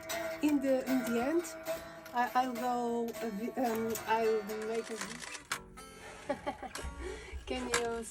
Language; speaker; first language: English; non-native, learner; Portuguese